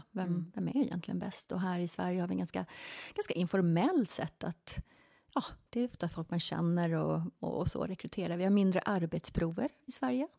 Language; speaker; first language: Swedish; native; Swedish